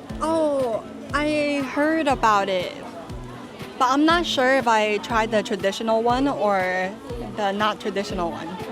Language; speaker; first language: English; native; English